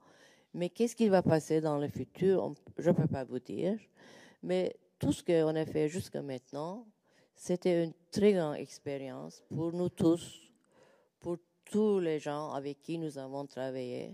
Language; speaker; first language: French; non-native, learner; Turkish